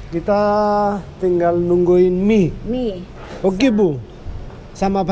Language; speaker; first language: Indonesian; non-native, learner; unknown